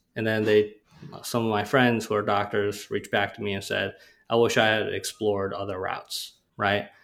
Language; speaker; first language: English; native; English